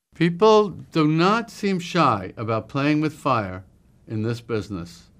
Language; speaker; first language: English; native; English